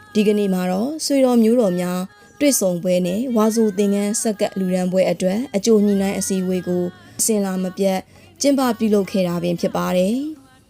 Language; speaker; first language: Burmese; native; Burmese